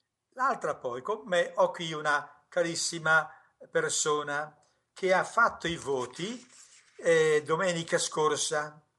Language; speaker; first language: Italian; native; Italian